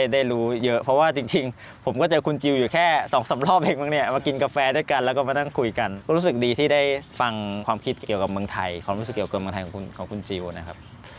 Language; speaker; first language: Thai; native; Thai